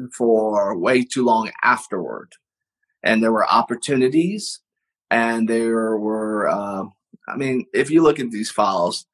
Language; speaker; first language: English; native; English